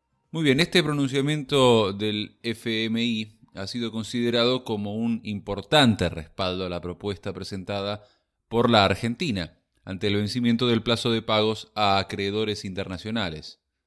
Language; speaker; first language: Spanish; native; Spanish